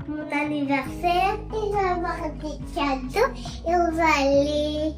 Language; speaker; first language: French; native; French